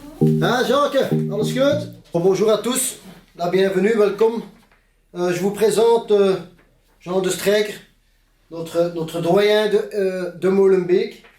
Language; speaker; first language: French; native; French